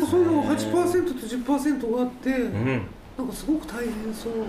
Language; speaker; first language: Japanese; native; Japanese